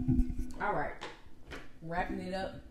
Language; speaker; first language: English; native; English